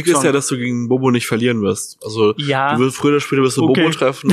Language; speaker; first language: German; native; German